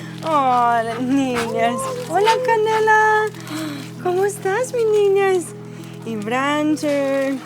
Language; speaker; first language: Spanish; non-native, learner; English